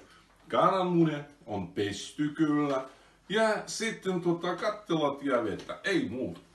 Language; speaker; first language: Finnish; non-native, fluent; Russian